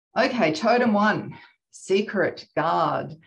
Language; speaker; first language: English; native; English